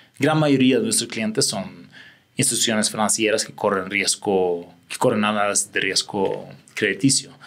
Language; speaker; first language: Spanish; non-native, fluent; Swedish